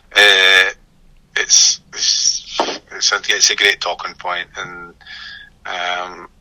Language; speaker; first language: English; native; English